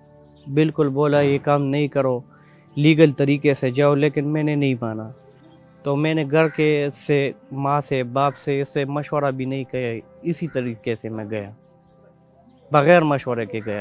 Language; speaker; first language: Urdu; non-native, local second language; Pashto